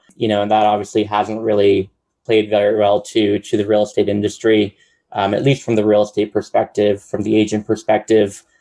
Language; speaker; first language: English; native; English